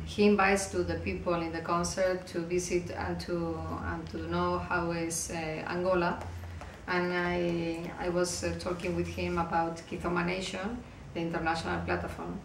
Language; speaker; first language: English; non-native, learner; Spanish